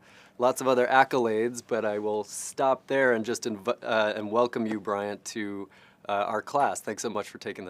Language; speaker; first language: English; native; English